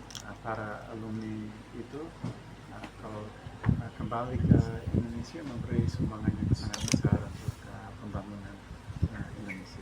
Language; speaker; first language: Indonesian; non-native, fluent; English